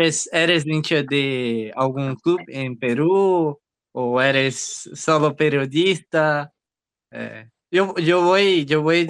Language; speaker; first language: Spanish; non-native, learner; Portuguese